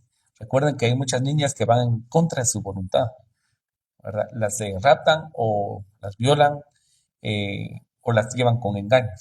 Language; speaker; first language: Spanish; native; Spanish